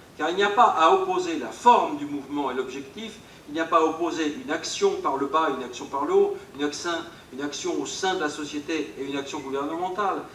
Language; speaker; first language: French; native; French